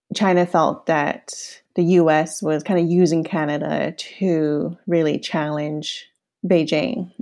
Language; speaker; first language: English; early bilingual, other home language; Cantonese